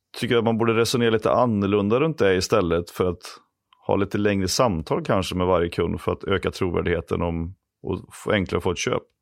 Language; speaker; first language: Swedish; native; Swedish